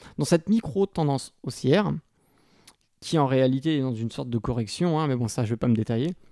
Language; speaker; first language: French; native; French